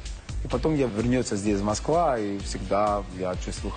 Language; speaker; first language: Russian; non-native, learner; Greek